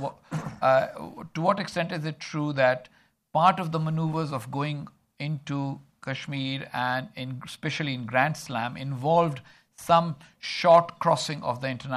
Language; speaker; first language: English; non-native, local second language; Urdu